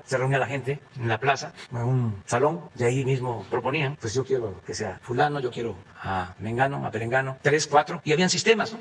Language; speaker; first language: Spanish; native; Spanish